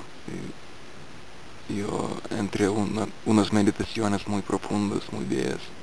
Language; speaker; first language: Spanish; non-native, fluent; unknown